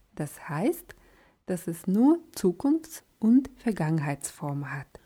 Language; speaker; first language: German; non-native, fluent; Russian